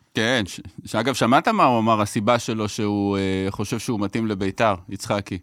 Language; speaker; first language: Hebrew; native; Hebrew